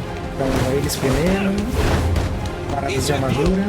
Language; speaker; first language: Portuguese; native; Portuguese